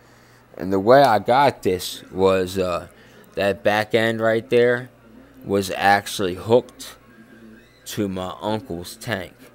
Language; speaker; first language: English; native; English